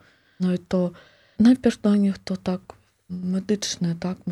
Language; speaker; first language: Polish; non-native, fluent; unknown